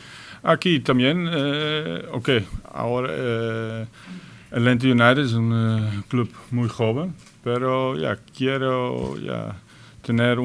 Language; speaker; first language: Spanish; non-native, fluent; Dutch